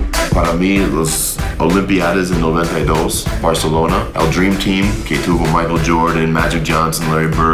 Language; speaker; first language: Spanish; non-native, fluent; English